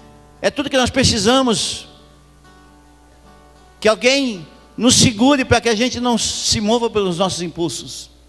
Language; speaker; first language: Portuguese; native; Portuguese